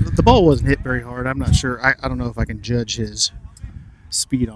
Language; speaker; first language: English; native; English